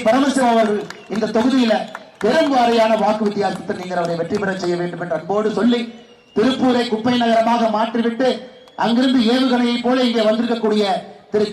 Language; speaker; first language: Tamil; native; Tamil